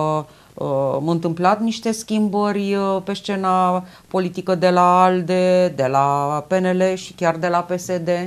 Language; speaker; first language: Romanian; native; Romanian